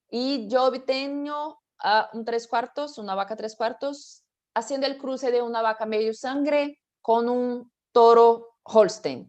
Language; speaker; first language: Spanish; non-native, fluent; Portuguese